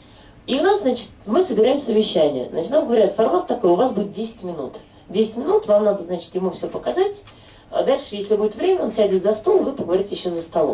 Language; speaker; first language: Russian; native; Russian